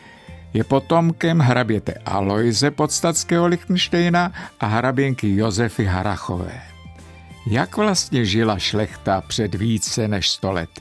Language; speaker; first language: Czech; native; Czech